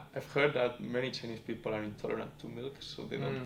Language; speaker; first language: English; non-native, fluent; Spanish